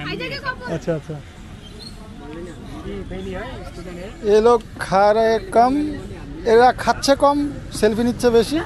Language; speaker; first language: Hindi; non-native, learner; Bangla